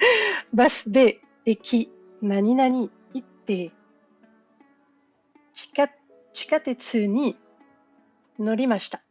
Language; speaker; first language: Japanese; non-native, learner; French